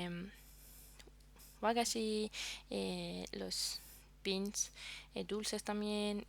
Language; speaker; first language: Spanish; non-native, fluent; French